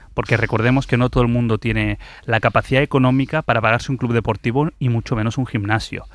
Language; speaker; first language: Spanish; early bilingual, other home language; Arabic